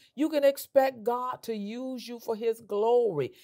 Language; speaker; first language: English; native; English